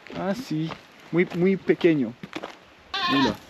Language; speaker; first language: Spanish; non-native, learner; French